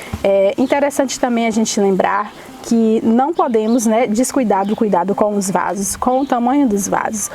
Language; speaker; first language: Portuguese; native; Portuguese